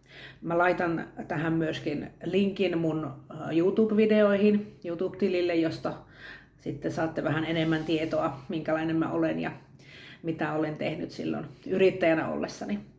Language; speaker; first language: Finnish; native; Finnish